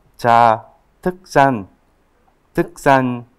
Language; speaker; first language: Vietnamese; non-native, learner; Korean